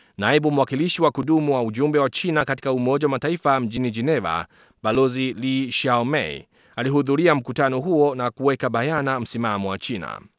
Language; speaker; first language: Swahili; non-native, fluent; Chinese